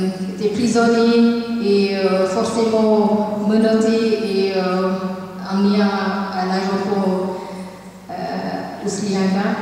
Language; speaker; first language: French; non-native, learner; Tamil